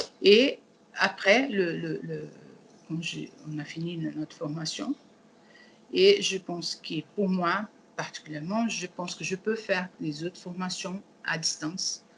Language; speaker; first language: French; non-native, learner; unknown